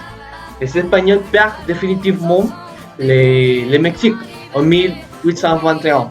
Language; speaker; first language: French; non-native, learner; Spanish